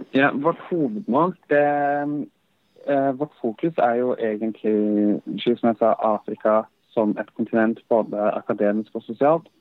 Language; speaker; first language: Norwegian; early bilingual, other home language; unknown